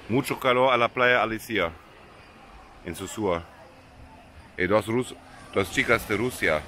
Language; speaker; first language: Spanish; non-native, learner; German